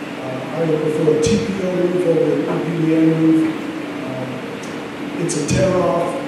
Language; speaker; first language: English; native; English